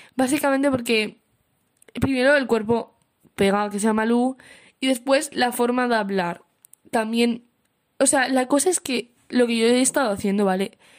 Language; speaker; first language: Spanish; native; Spanish